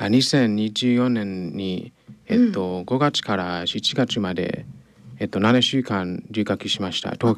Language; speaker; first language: Japanese; non-native, learner; English